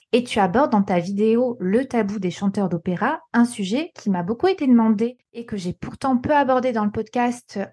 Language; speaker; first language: French; native; French